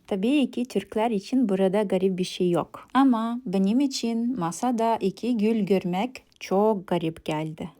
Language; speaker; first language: Turkish; non-native, fluent; Russian